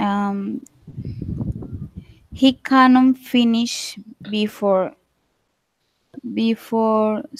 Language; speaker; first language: English; non-native, learner; Spanish